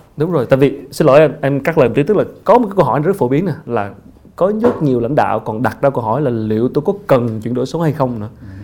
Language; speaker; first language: Vietnamese; native; Vietnamese